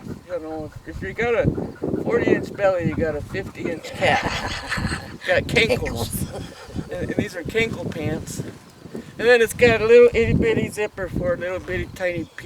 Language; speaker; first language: English; native; English